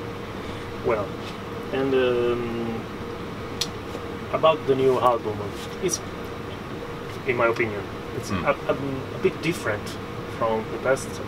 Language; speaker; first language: English; non-native, fluent; Italian